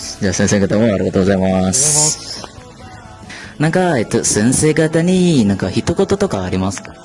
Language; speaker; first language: Japanese; non-native, learner; Malay